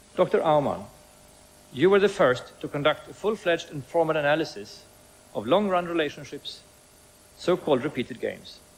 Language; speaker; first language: English; non-native, fluent; Swedish